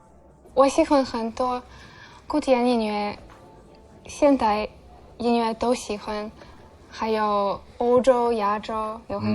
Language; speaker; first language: Chinese; non-native, fluent; Russian